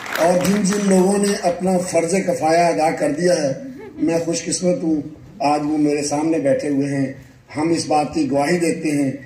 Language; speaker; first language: Urdu; native; Urdu